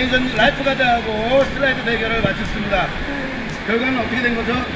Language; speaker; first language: Korean; native; Korean